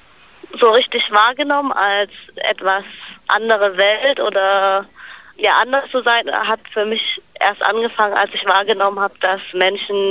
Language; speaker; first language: German; native; German